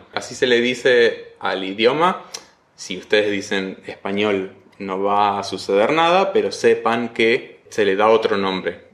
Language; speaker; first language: Spanish; native; Spanish